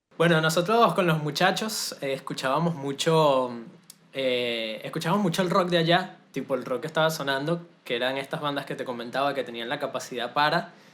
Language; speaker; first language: Spanish; native; Spanish